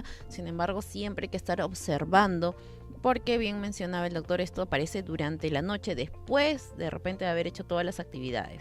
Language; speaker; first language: Spanish; native; Spanish